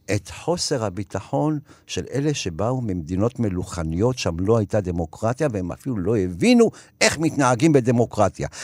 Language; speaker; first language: Hebrew; early bilingual, other home language; Arabic